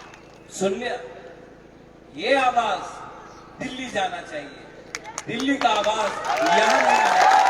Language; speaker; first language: Hindi; non-native, local second language; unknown